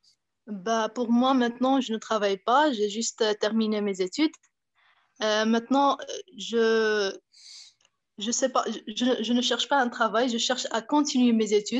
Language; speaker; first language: French; non-native, fluent; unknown